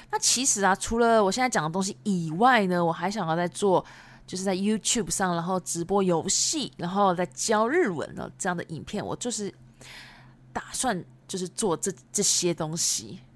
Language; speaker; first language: Chinese; early bilingual, other home language; Japanese